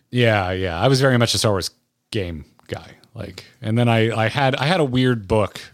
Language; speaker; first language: English; native; English